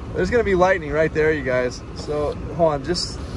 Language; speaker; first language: English; native; English